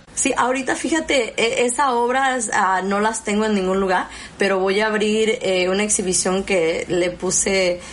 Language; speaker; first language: Spanish; early bilingual, heritage; Spanish